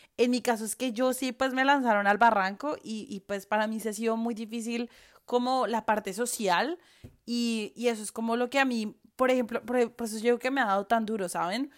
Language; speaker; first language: Spanish; native; Spanish